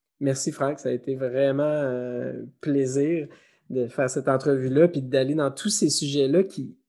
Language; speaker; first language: French; native; French